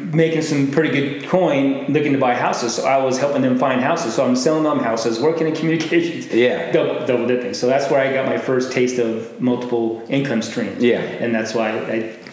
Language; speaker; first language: English; native; English